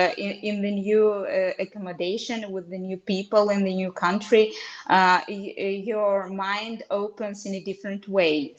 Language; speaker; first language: English; non-native, fluent; Russian